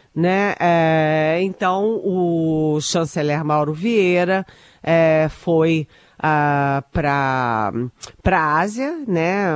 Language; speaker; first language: Portuguese; native; Portuguese